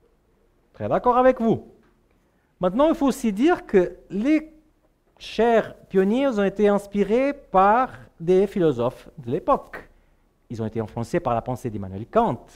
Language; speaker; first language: French; native; French